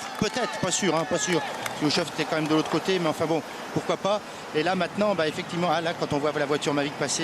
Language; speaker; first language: French; native; French